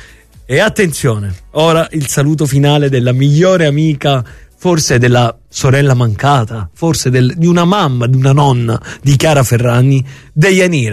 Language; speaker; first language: Italian; native; Italian